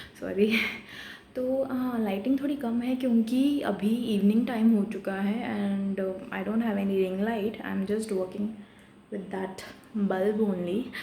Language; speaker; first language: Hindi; non-native, local second language; Nepali